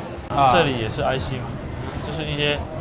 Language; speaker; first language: Chinese; native; Chinese